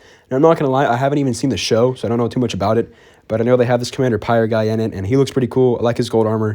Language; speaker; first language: English; native; English